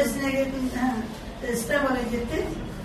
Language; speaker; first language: Turkish; non-native, local second language; Kurdish